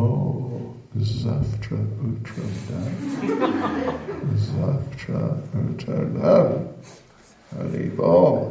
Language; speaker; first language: Russian; non-native, learner; English